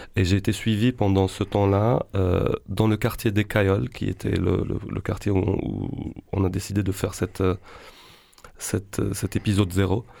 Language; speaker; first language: French; non-native, local second language; Arabic